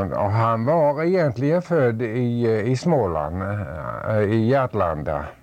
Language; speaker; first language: Swedish; native; Swedish